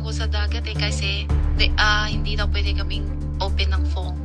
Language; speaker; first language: Filipino; non-native, learner; Chinese